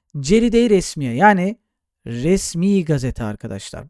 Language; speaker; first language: Turkish; native; Turkish